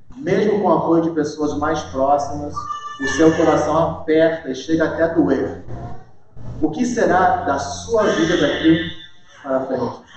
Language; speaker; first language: Portuguese; early bilingual, heritage; Portuguese